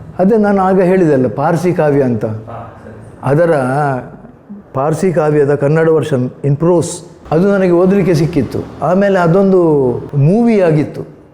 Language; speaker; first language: Kannada; non-native, local second language; Tulu